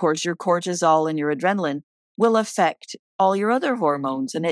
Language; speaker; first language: English; native; English